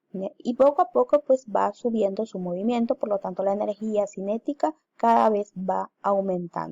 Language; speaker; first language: Spanish; native; Spanish